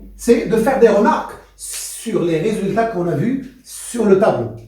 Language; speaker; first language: French; non-native, local second language; Arabic